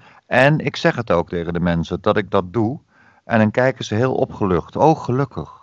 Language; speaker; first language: Dutch; native; Dutch